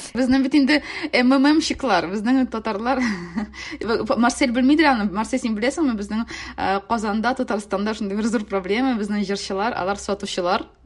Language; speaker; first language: Tatar; native; Tatar